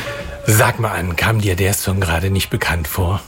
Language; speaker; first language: German; native; German